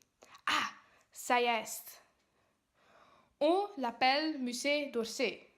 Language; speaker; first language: French; non-native, learner; Dutch